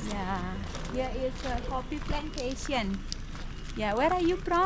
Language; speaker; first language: English; non-native, learner; Balinese